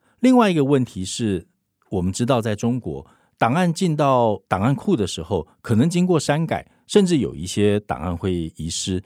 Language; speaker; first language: Chinese; native; Chinese